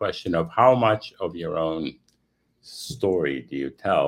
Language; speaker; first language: English; non-native, fluent; Romanian